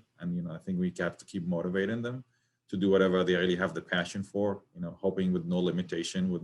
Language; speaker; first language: English; non-native, fluent; Arabic